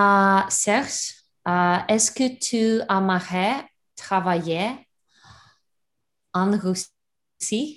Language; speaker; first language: French; non-native, learner; Russian